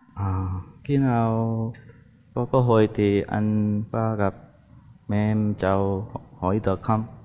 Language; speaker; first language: Vietnamese; non-native, fluent; Korean